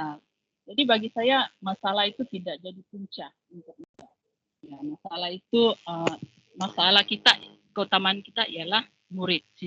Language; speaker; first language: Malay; non-native, local second language; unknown